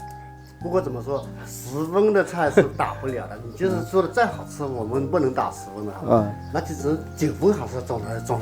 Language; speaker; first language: Chinese; native; Chinese